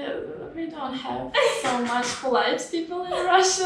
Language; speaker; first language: English; non-native, fluent; Russian